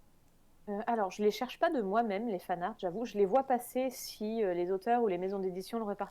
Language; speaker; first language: French; native; French